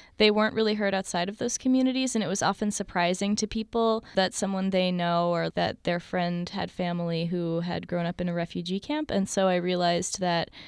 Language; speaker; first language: English; native; English